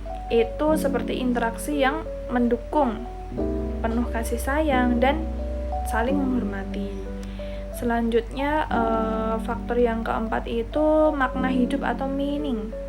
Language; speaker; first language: Indonesian; native; Indonesian